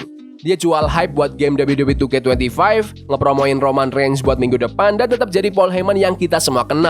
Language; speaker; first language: Indonesian; native; Indonesian